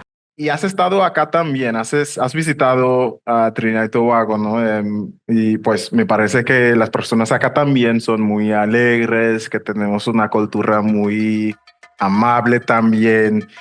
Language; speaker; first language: Spanish; non-native, fluent; English